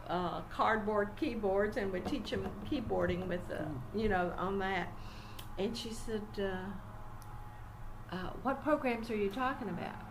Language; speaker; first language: English; native; English